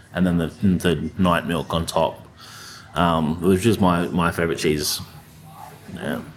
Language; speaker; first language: English; native; English